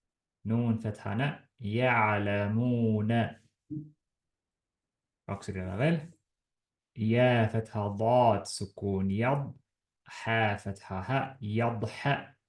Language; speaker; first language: Arabic; non-native, fluent; Estonian